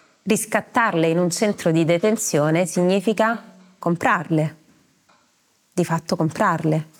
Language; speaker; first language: Italian; native; Italian